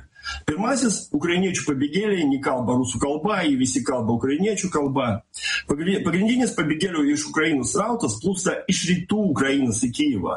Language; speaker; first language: Lithuanian; non-native, local second language; Russian